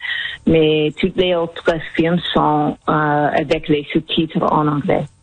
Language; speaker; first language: French; non-native, local second language; English